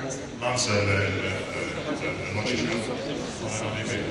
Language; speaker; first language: French; non-native, learner; English